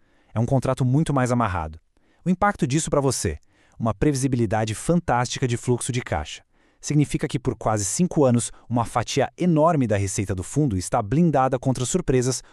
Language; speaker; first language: Portuguese; native; Portuguese